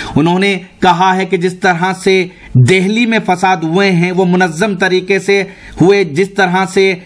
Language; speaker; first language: Urdu; native; Urdu